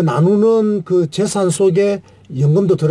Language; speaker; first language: Korean; native; Korean